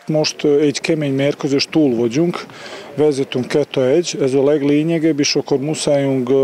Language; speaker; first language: Hungarian; non-native, learner; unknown